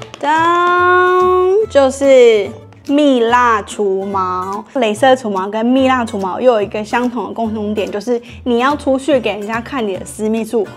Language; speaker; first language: Chinese; native; Chinese